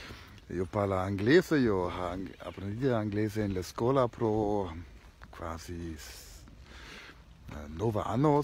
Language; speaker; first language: Italian; non-native, fluent; German